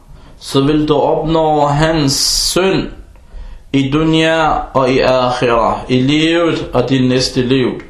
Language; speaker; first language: Danish; early bilingual, other home language; Arabic